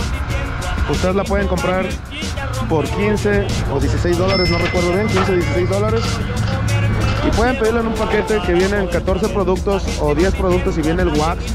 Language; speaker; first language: Spanish; native; Spanish